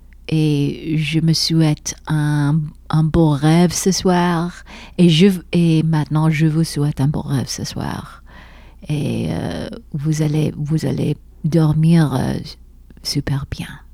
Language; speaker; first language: French; non-native, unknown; Persian